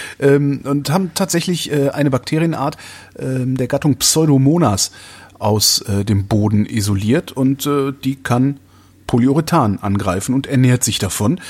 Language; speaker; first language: German; native; German